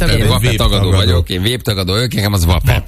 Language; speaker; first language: Hungarian; native; Hungarian